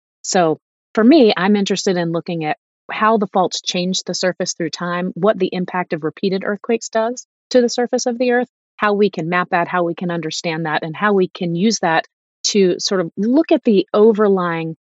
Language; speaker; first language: English; native; English